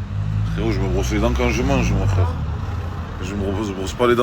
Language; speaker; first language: French; native; French